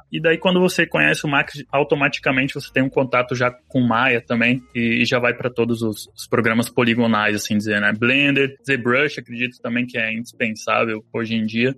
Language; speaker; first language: Portuguese; native; Portuguese